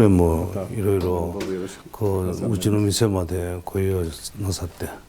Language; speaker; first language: Japanese; non-native, fluent; Korean